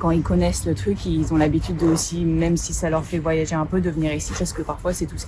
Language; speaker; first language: French; native; French